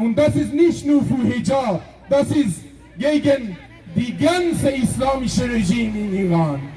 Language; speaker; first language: German; non-native, learner; Persian